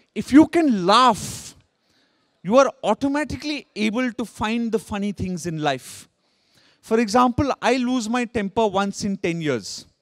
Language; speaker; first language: English; non-native, local second language; Hindi